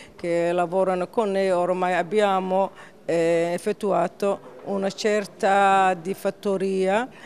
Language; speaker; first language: Italian; non-native, fluent; Somali